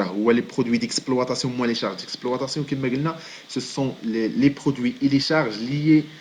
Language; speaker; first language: French; non-native, local second language; Arabic